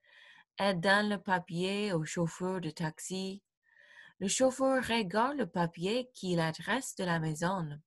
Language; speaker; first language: French; non-native, fluent; English